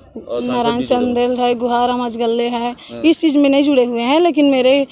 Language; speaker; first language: Hindi; native; Hindi